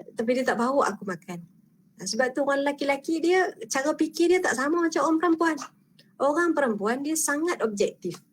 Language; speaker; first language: Malay; native; Malay